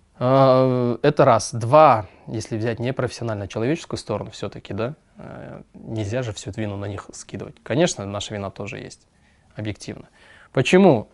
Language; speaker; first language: Russian; non-native, local second language; Kyrgyz